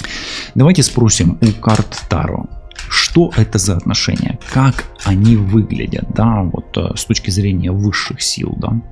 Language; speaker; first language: Russian; non-native, local second language; Ukrainian